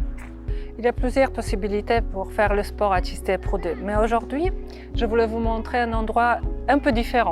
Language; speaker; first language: French; non-native, fluent; Russian